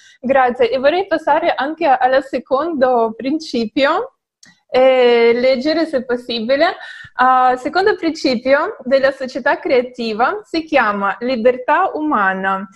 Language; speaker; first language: Italian; non-native, fluent; Russian